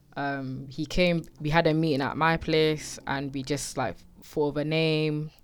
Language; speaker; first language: English; native; English